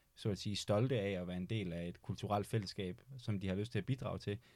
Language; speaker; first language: Danish; native; Danish